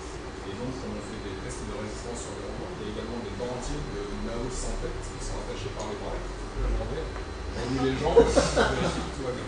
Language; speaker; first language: French; native; French